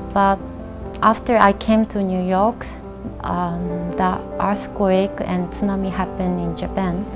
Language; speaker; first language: English; non-native, learner; Japanese